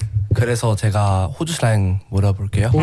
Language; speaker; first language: Korean; non-native, learner; English